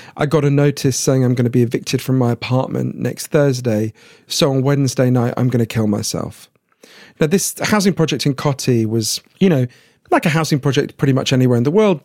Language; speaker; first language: English; native; English